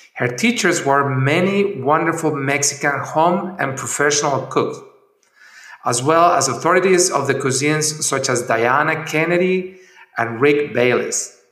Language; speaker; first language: English; non-native, fluent; Spanish